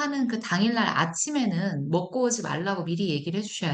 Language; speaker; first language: Korean; native; Korean